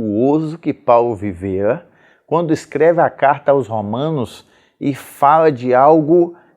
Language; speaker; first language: Portuguese; native; Portuguese